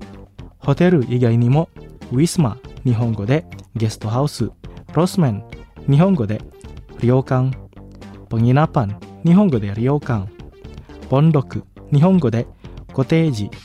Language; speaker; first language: Japanese; non-native, fluent; Indonesian